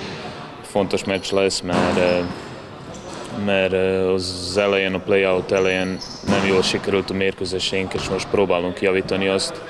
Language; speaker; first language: Hungarian; non-native, learner; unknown